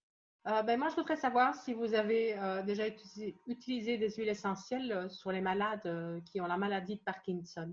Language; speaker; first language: French; non-native, fluent; Portuguese